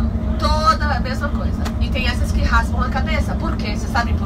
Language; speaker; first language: Portuguese; non-native, fluent; Hebrew